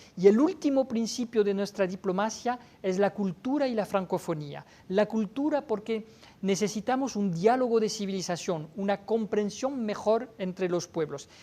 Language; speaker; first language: Spanish; non-native, fluent; French